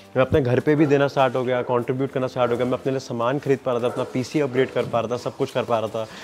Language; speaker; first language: Hindi; native; Hindi